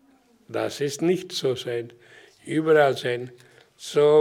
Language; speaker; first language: German; non-native, learner; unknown